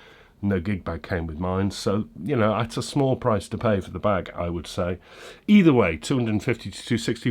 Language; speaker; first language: English; native; English